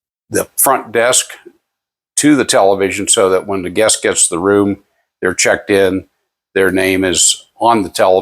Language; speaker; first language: English; native; English